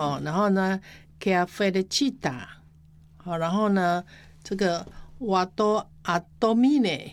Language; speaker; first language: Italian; non-native, learner; Chinese